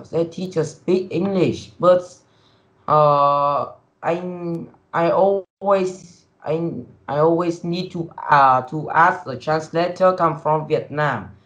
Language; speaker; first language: English; non-native, learner; Vietnamese